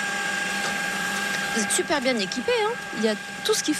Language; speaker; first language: French; native; French